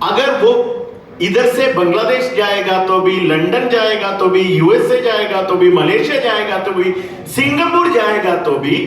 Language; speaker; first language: Hindi; non-native, learner; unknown